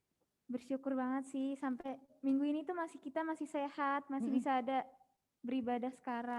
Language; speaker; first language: Indonesian; native; Indonesian